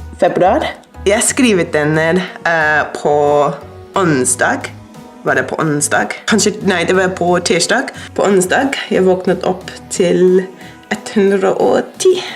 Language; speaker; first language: Norwegian; non-native, learner; English